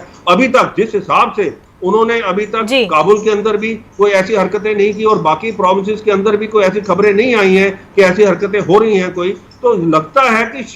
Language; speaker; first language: Hindi; native; Hindi